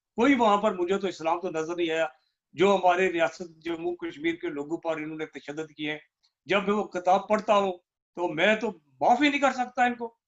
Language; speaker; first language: Urdu; non-native, local second language; Punjabi